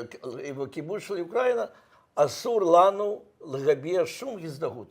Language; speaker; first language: Hebrew; non-native, fluent; Russian